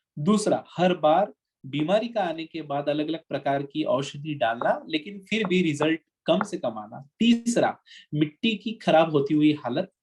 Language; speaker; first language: Hindi; non-native, local second language; Marathi